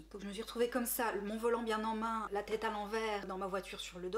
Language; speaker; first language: French; native; French